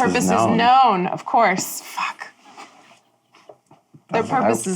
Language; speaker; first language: English; native; English